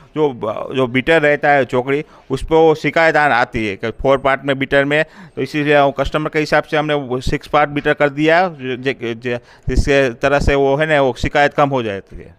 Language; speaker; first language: Hindi; non-native, local second language; Gujarati